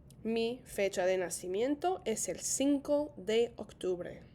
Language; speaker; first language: Spanish; non-native, fluent; English